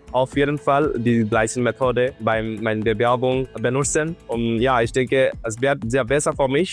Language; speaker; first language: German; non-native, learner; Bangla